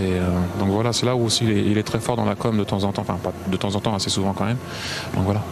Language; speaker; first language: French; native; French